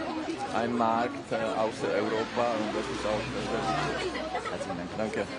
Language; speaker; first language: German; non-native, fluent; Czech